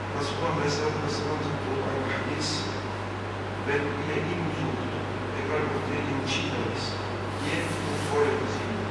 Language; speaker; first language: German; non-native, fluent; Turkish